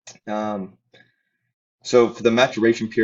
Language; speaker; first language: English; native; English